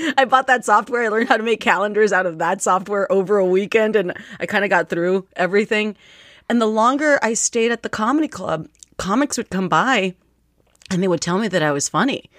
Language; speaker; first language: English; native; English